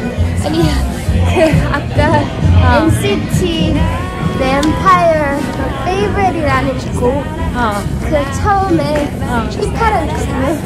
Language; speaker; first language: Korean; early bilingual, heritage; Korean